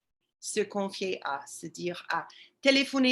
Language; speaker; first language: French; non-native, fluent; English